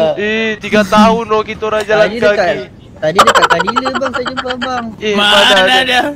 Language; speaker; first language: Malay; native; Malay